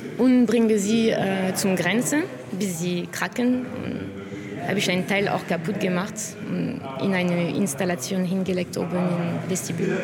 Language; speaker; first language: German; non-native, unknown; French